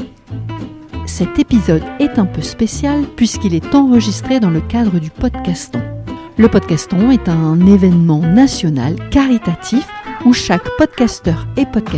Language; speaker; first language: French; native; French